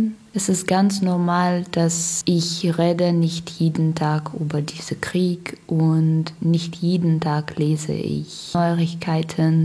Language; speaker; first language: German; non-native, learner; Russian